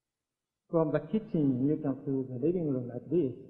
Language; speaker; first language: English; non-native, learner; Japanese